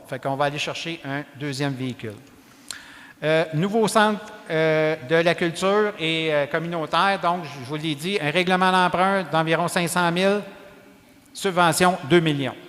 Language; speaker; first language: French; native; French